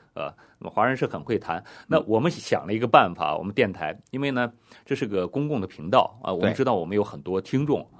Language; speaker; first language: Chinese; native; Chinese